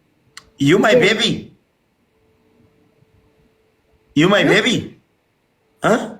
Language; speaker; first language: English; non-native, learner; Pashto